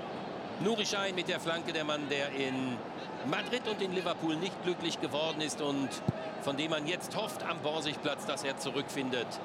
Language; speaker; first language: German; native; German